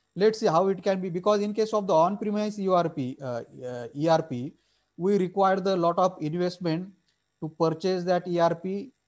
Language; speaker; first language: English; non-native, local second language; Marathi